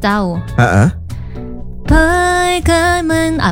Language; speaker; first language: Indonesian; non-native, learner; Korean